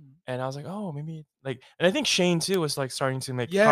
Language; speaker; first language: English; non-native, local second language; Filipino